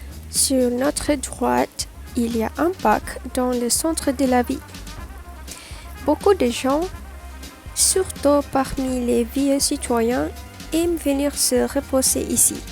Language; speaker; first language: French; non-native, learner; Malay